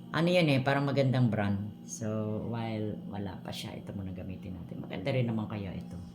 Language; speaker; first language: Filipino; non-native, local second language; Cebuano